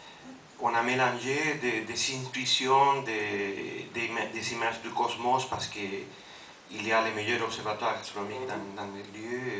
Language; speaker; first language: French; non-native, fluent; Spanish